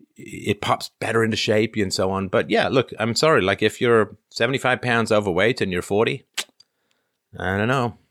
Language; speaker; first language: English; native; English